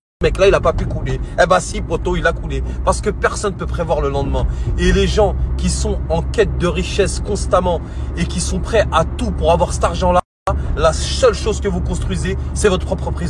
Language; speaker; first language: French; native; French